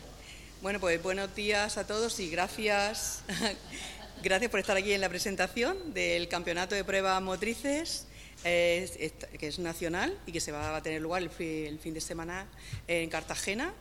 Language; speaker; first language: Spanish; native; Spanish